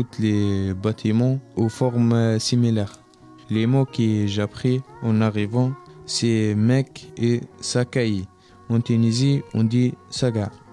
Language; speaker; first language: French; non-native, local second language; Arabic